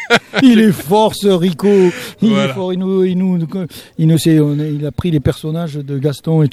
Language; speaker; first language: French; native; French